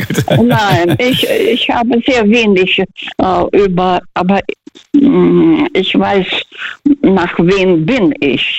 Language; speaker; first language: German; non-native, fluent; Russian